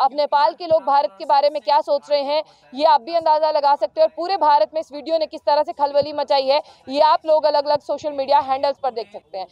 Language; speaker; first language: Hindi; native; Hindi